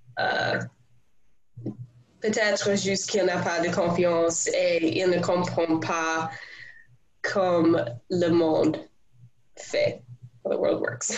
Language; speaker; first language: French; non-native, learner; English